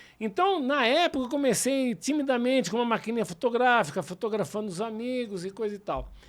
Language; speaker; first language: Portuguese; native; Portuguese